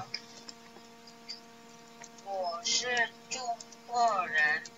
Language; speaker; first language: Chinese; non-native, learner; Indonesian